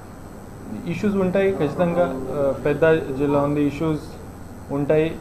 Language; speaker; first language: Telugu; non-native, learner; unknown